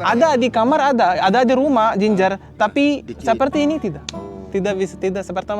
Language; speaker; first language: Indonesian; non-native, learner; Malayalam